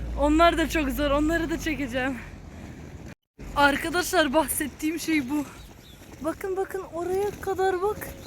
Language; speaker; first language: Turkish; early bilingual, other home language; Arabic